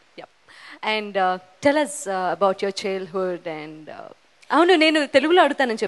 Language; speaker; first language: Telugu; native; Telugu